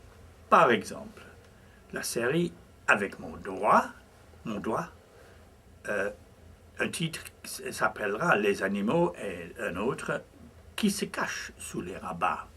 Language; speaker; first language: French; non-native, fluent; English